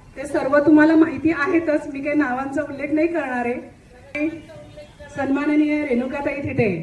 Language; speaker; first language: Marathi; native; Marathi